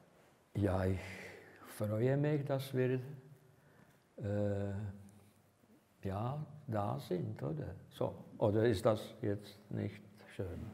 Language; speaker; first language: German; non-native, fluent; Czech